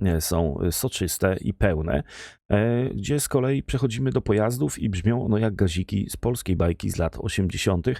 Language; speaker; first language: Polish; native; Polish